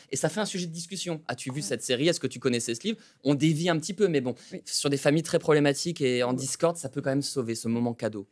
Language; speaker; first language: French; native; French